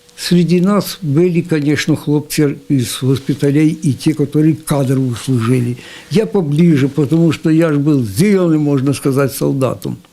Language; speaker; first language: Russian; non-native, local second language; Ukrainian